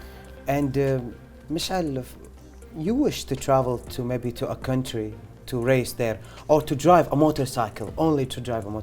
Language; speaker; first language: English; non-native, fluent; Arabic